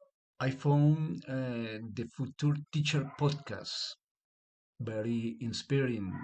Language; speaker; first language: English; non-native, learner; Spanish